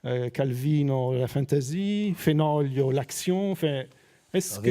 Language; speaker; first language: French; native; French